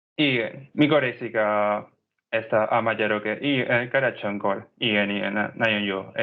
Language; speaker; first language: Hungarian; non-native, learner; Spanish